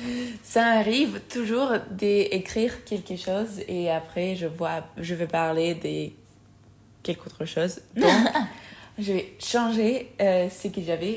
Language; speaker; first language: French; non-native, fluent; Spanish